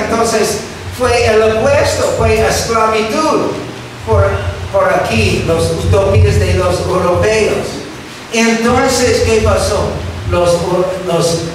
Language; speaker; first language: Spanish; non-native, fluent; English